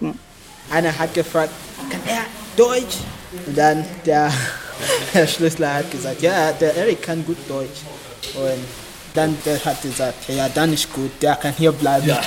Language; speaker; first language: German; non-native, learner; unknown